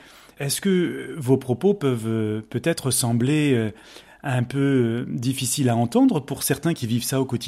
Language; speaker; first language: French; native; French